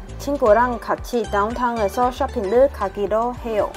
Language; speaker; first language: Korean; non-native, learner; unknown